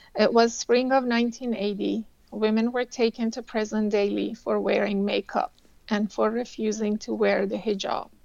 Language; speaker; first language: English; early bilingual, other home language; Persian